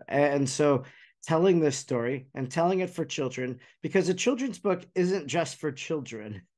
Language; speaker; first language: English; native; English